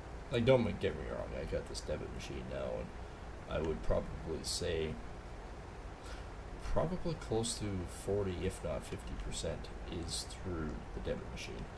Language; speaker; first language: English; native; English